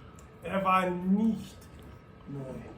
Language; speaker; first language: German; non-native, fluent; English